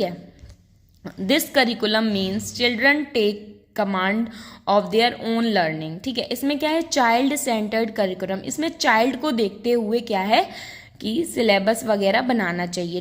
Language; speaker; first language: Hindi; native; Hindi